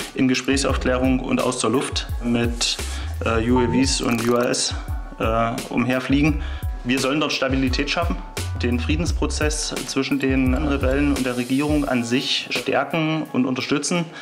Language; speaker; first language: German; native; German